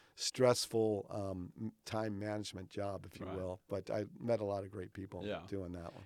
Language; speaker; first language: English; native; English